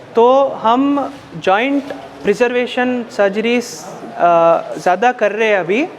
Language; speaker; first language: Hindi; non-native, local second language; Telugu